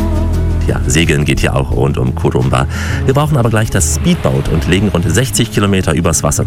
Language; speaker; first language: German; native; German